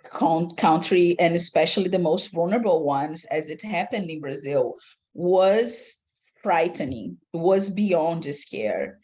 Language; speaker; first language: English; non-native, fluent; Portuguese